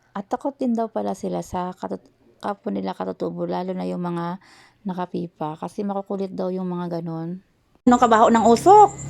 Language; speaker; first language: Filipino; native; Filipino